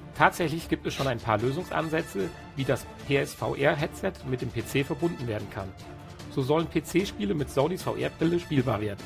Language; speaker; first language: German; native; German